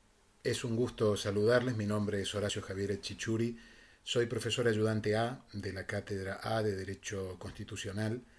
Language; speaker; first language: Spanish; native; Spanish